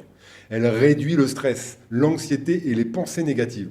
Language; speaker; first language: French; native; French